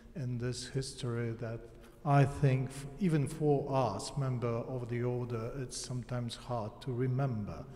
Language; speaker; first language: English; non-native, fluent; Polish